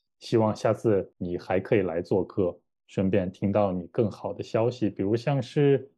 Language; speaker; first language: Chinese; native; Chinese